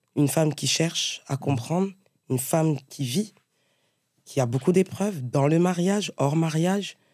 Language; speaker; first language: French; native; French